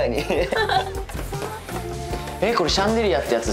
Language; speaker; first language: Japanese; native; Japanese